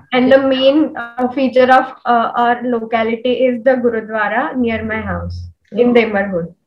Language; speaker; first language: English; non-native, local second language; Marathi